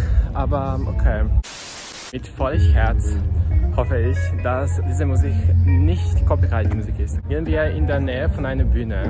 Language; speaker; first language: German; non-native, learner; Serbian